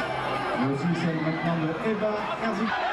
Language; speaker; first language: French; native; French